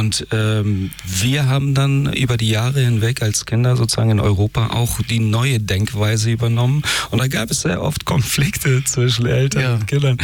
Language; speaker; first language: German; early bilingual, other home language; Persian